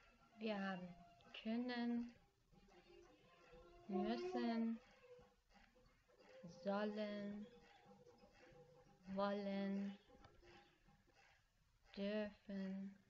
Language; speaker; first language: German; non-native, fluent; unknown